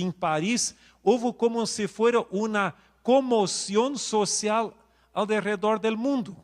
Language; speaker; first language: Spanish; non-native, local second language; Portuguese